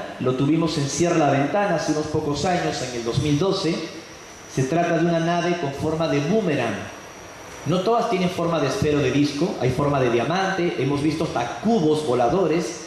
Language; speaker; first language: Spanish; native; Spanish